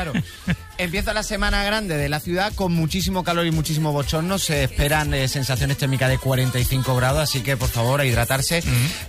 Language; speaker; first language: Spanish; native; Spanish